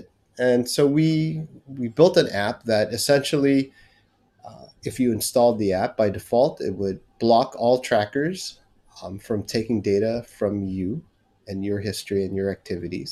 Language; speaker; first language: English; non-native, local second language; Korean